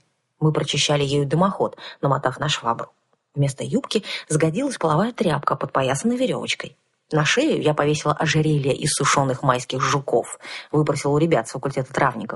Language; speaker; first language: Russian; native; Russian